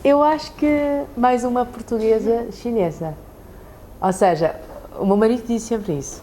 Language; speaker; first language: Portuguese; early bilingual, other home language; Chinese